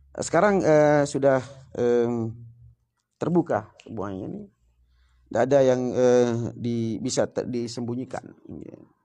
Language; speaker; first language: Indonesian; non-native, local second language; Sasak